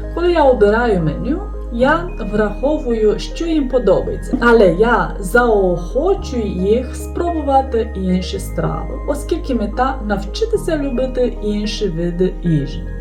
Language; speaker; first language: Ukrainian; non-native, fluent; Romanian